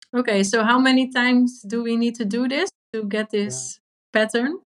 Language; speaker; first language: English; non-native, fluent; Dutch